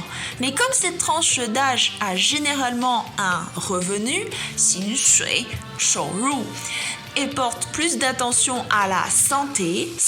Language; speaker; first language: French; non-native, fluent; Chinese